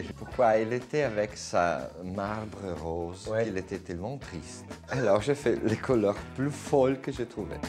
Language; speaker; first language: French; non-native, learner; Italian